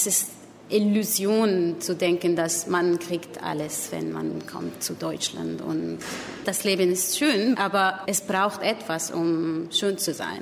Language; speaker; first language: German; non-native, learner; Arabic